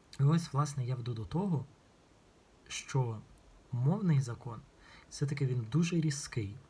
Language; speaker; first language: Ukrainian; non-native, local second language; Russian